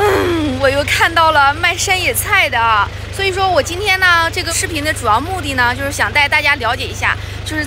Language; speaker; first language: Chinese; native; Chinese